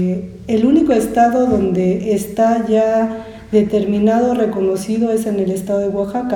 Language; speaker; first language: Spanish; native; Spanish